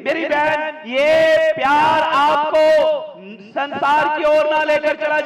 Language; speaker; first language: Hindi; native; Hindi